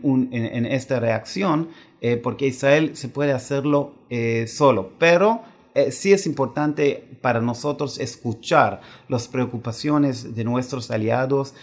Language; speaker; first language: Spanish; non-native, fluent; Hebrew